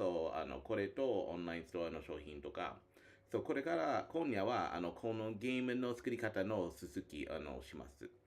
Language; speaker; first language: Japanese; non-native, learner; English